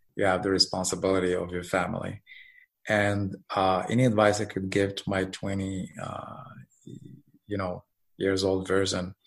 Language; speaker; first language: English; non-native, fluent; Arabic